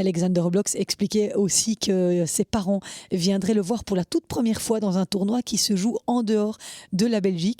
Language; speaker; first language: French; native; French